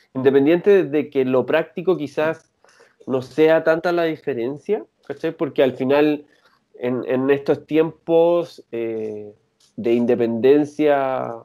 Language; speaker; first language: Spanish; native; Spanish